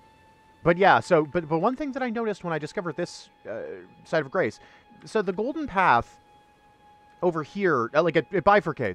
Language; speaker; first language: English; native; English